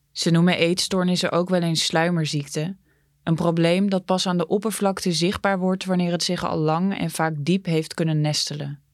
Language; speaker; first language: Dutch; native; Dutch